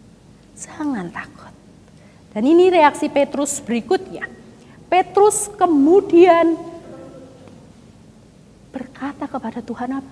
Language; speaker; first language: Indonesian; native; Indonesian